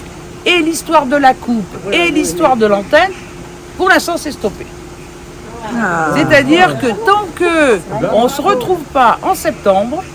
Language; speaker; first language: French; native; French